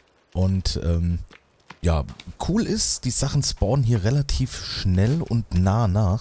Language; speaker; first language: German; native; German